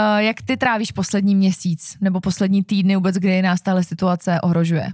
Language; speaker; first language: Czech; native; Czech